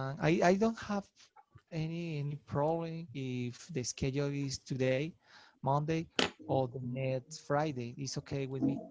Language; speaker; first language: English; non-native, learner; Spanish